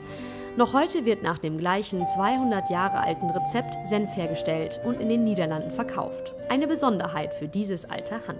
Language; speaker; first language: German; native; German